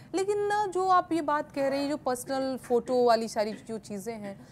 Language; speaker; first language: Hindi; native; Hindi